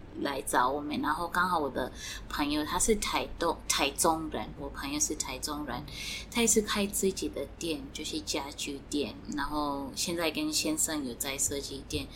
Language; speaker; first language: Chinese; non-native, fluent; Swati